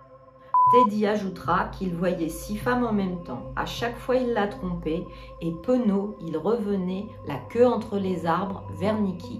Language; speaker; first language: French; native; French